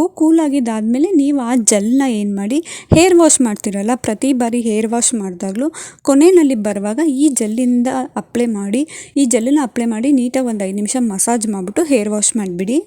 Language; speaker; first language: Kannada; native; Kannada